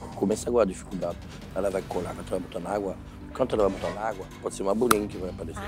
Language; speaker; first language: Portuguese; non-native, fluent; French